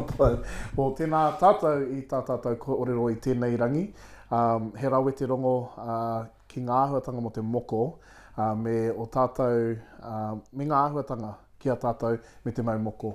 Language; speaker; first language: Māori; non-native, local second language; English